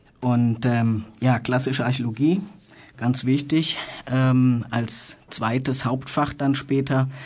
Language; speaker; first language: German; native; German